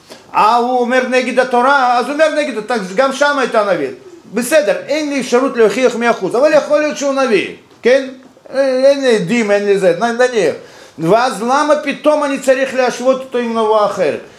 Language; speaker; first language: Hebrew; non-native, fluent; Russian